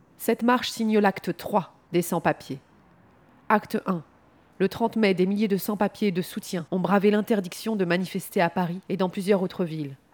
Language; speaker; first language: French; native; French